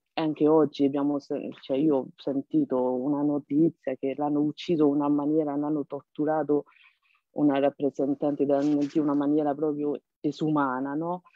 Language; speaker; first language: Italian; non-native, fluent; Burmese